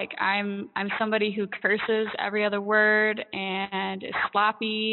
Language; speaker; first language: English; native; English